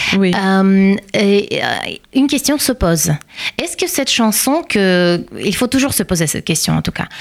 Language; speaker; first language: French; non-native, fluent; Russian